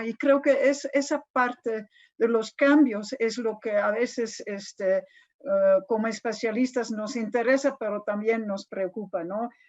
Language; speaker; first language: Spanish; non-native, fluent; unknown